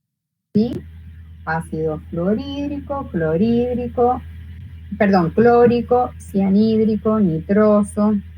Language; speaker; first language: Spanish; native; Spanish